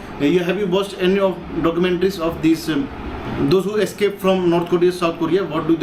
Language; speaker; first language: English; non-native, local second language; Hindi